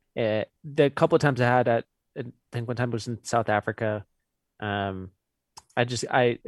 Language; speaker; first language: English; early bilingual, other home language; Hindi